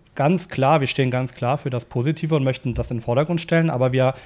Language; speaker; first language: German; native; German